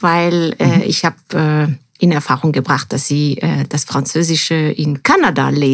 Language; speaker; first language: German; non-native, fluent; French